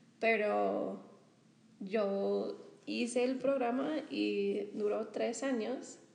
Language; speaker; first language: Spanish; non-native, fluent; English